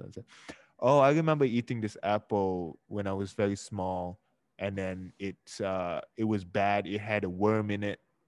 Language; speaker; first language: English; early bilingual, other home language; Japanese